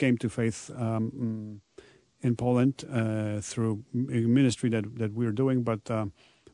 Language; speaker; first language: English; non-native, fluent; Polish